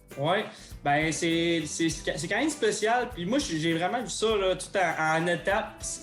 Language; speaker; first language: French; native; French